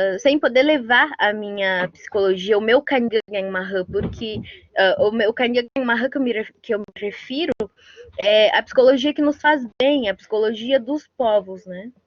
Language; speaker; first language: Portuguese; non-native, local second language; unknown